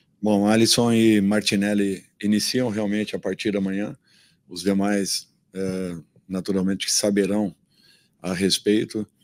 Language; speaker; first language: Portuguese; native; Portuguese